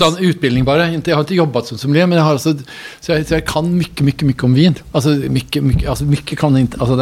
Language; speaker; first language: Swedish; native; Swedish